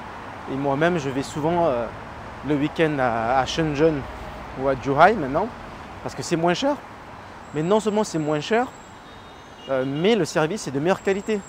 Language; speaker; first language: French; native; French